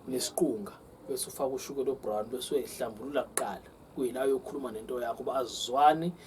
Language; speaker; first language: Zulu; native; Zulu